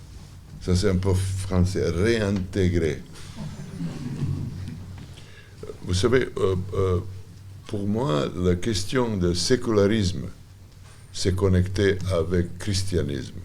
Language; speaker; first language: French; non-native, learner; Serbian